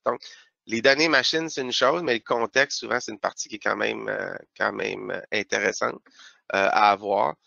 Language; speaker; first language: French; native; French